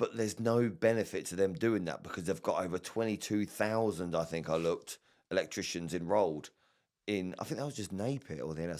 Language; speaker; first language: English; native; English